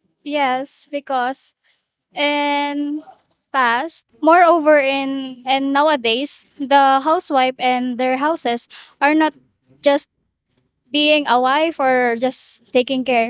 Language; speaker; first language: English; non-native, local second language; Bikol